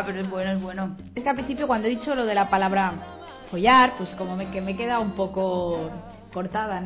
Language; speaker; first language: Spanish; native; Spanish